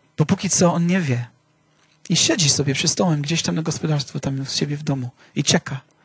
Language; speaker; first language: Polish; non-native, fluent; English